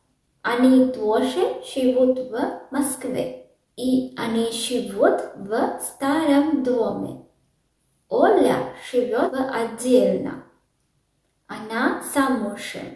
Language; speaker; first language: Russian; non-native, learner; Sinhala